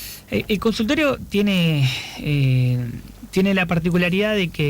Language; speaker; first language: Spanish; native; Spanish